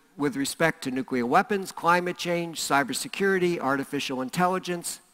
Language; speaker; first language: English; native; English